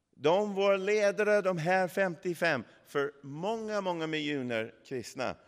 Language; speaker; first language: Swedish; non-native, fluent; English